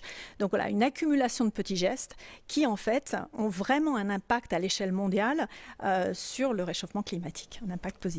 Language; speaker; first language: French; native; French